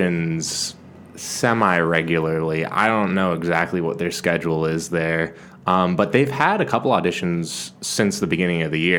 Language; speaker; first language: English; native; English